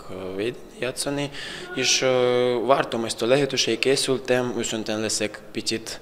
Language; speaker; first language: Hungarian; non-native, learner; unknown